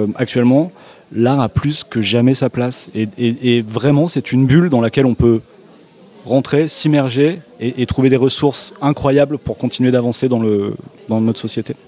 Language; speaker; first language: French; native; French